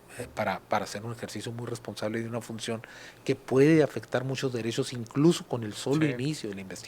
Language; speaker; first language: Spanish; native; Spanish